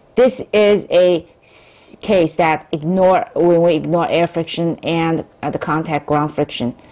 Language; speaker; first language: English; non-native, fluent; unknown